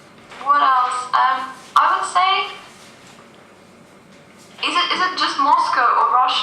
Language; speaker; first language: English; non-native, fluent; Russian